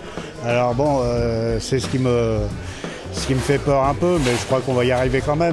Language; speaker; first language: French; native; French